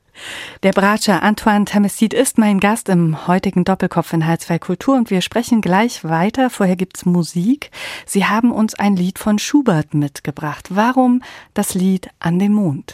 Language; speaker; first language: German; native; German